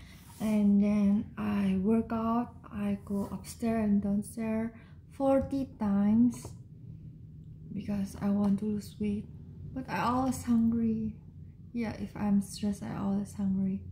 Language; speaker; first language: English; non-native, learner; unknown